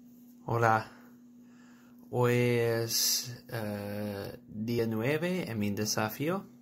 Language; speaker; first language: Spanish; non-native, learner; English